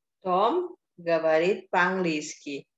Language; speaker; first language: Russian; non-native, fluent; Indonesian